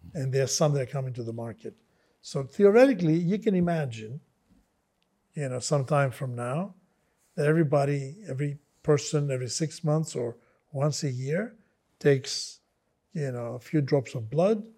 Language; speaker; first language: English; non-native, fluent; Greek